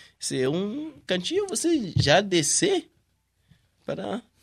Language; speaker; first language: Portuguese; non-native, learner; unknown